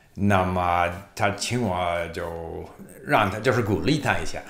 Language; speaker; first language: Chinese; non-native, fluent; English